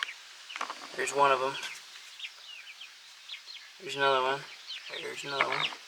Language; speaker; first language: English; native; English